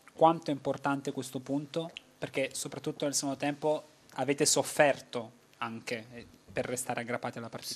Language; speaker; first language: Italian; native; Italian